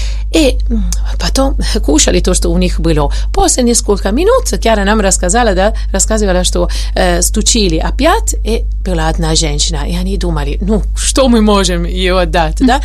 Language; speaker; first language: Russian; non-native, fluent; Italian